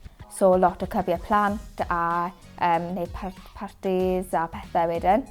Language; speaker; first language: Welsh; native; Welsh